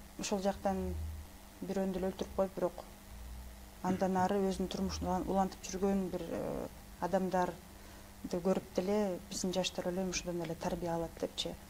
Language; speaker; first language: Kyrgyz; non-native, local second language; Russian